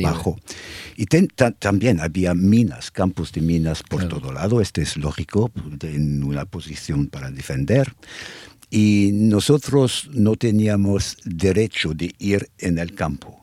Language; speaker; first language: Spanish; non-native, fluent; English